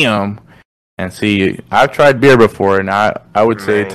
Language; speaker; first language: English; non-native, fluent; Spanish